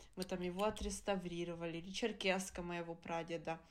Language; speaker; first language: Russian; early bilingual, other home language; Adyghe